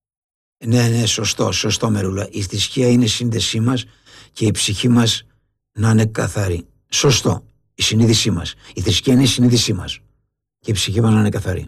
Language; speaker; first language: Greek; native; Greek